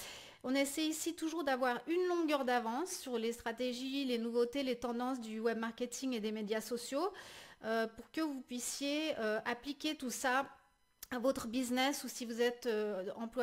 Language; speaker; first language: French; native; French